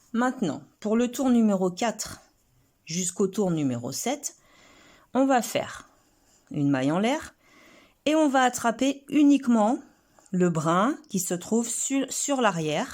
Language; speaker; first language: French; native; French